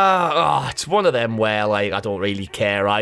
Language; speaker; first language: English; native; English